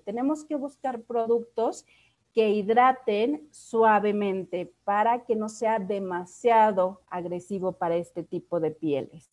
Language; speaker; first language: Spanish; native; Spanish